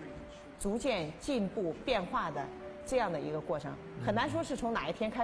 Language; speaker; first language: Chinese; native; Chinese